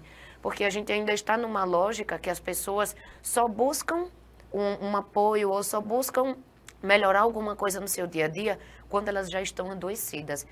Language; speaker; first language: Portuguese; native; Portuguese